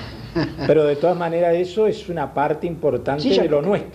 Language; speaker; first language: Spanish; native; Spanish